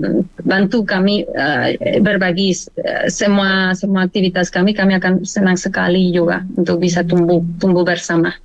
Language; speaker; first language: Indonesian; non-native, learner; Spanish